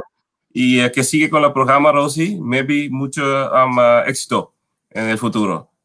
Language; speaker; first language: Spanish; non-native, fluent; Papiamento